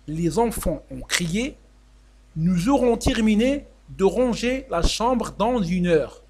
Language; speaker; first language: French; non-native, local second language; Arabic